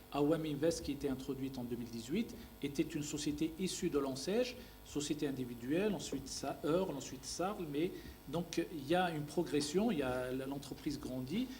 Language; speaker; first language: French; non-native, local second language; Arabic